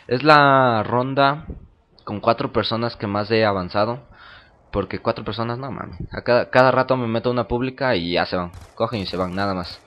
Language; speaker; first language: Spanish; native; Spanish